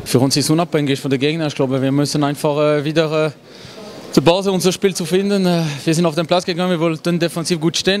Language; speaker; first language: German; non-native, fluent; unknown